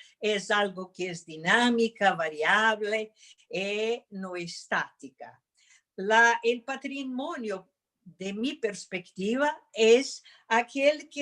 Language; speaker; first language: Spanish; non-native, fluent; Portuguese